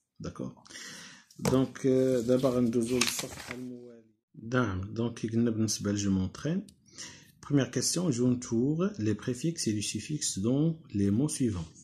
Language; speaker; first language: French; non-native, local second language; Arabic